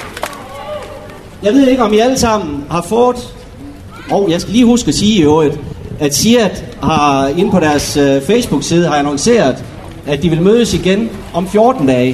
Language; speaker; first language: Danish; native; Danish